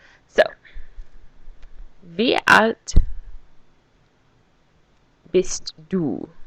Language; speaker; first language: German; non-native, fluent; English